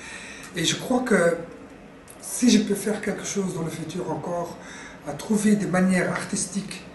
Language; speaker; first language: French; non-native, fluent; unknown